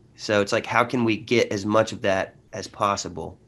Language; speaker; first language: English; native; English